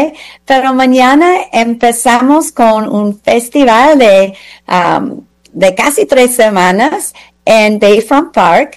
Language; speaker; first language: Spanish; non-native, fluent; English